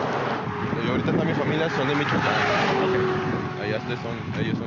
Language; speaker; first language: Spanish; native; Spanish